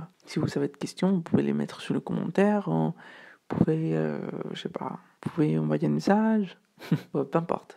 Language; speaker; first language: French; non-native, fluent; Spanish